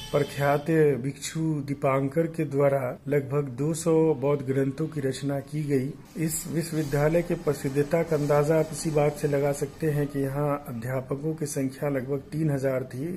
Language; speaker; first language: Hindi; native; Hindi